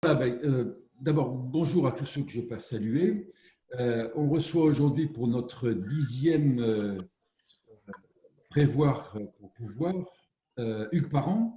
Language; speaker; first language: French; native; French